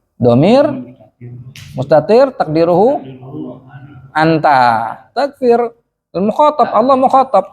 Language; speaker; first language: Arabic; non-native, fluent; Indonesian